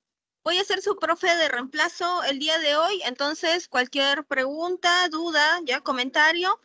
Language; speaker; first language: Spanish; native; Spanish